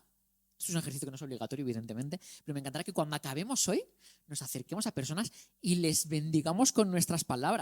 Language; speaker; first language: Spanish; native; Spanish